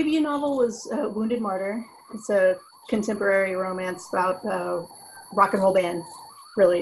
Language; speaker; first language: English; native; English